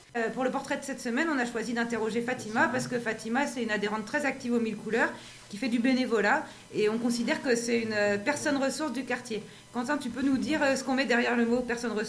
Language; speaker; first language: French; native; French